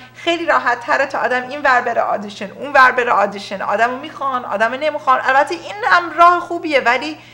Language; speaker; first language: Persian; early bilingual, heritage; Persian